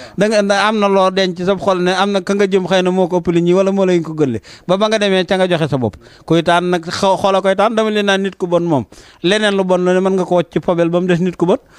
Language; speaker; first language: Wolof; native; Wolof